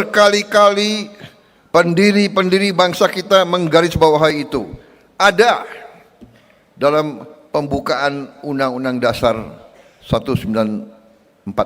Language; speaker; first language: Indonesian; native; Indonesian